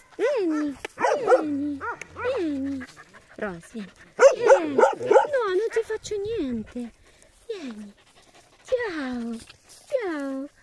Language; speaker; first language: Italian; non-native, fluent; Russian